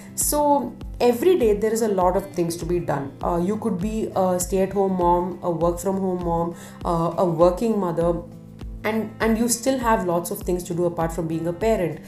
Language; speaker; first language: English; non-native, local second language; Tamil